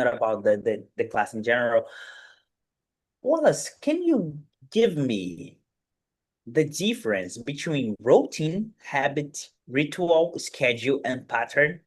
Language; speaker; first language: English; non-native, fluent; Portuguese